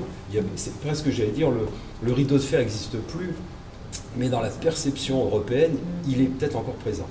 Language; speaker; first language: French; native; French